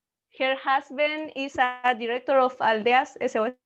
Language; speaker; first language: English; non-native, learner; Spanish